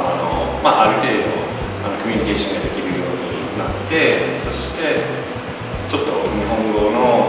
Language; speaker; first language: Japanese; non-native, fluent; English